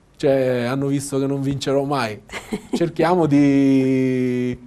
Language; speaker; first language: Italian; native; Italian